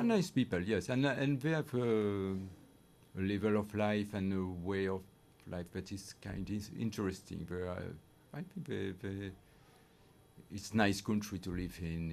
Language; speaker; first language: English; non-native, fluent; French